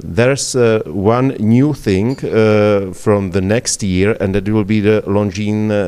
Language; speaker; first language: English; non-native, fluent; Czech